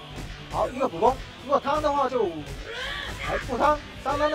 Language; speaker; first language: Chinese; native; Chinese